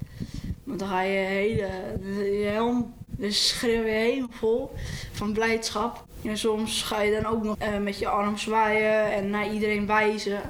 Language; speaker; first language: Dutch; native; Dutch